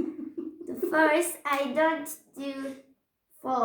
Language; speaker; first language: English; non-native, learner; Turkish